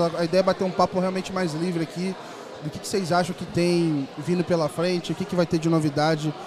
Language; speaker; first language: Portuguese; native; Portuguese